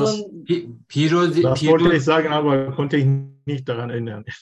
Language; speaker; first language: German; non-native, learner; Turkish